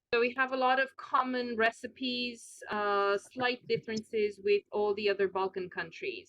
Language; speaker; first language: English; non-native, fluent; Romanian